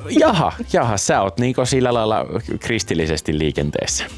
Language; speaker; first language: Finnish; native; Finnish